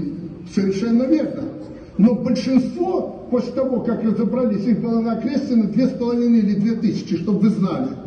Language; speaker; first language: Russian; native; Russian